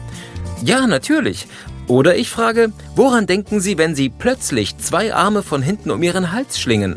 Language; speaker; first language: German; native; German